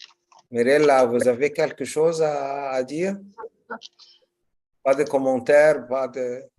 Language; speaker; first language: French; non-native, fluent; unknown